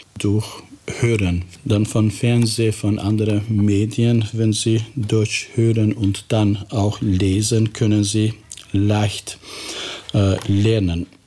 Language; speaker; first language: German; non-native, fluent; Albanian